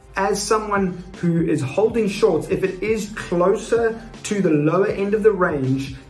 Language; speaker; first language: English; native; English